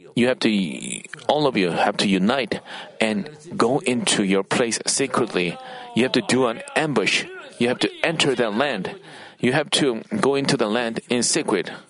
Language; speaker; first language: English; non-native, fluent; Korean